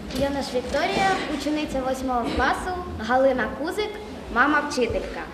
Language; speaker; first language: Ukrainian; native; Ukrainian